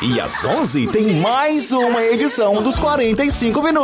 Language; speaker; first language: Portuguese; native; Portuguese